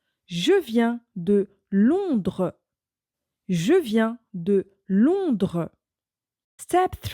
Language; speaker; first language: French; non-native, fluent; English